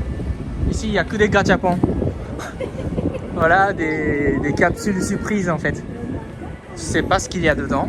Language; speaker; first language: French; non-native, fluent; Japanese